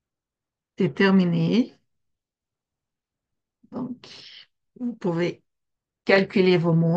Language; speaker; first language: French; non-native, fluent; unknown